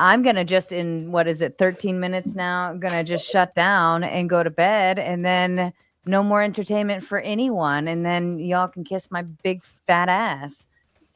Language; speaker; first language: English; native; English